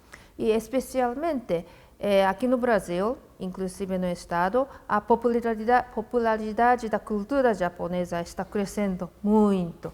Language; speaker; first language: Portuguese; non-native, fluent; Japanese